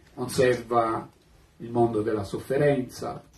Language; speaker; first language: Italian; native; Italian